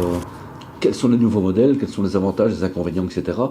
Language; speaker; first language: French; native; French